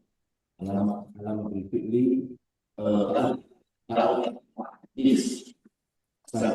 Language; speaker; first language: Arabic; non-native, learner; Indonesian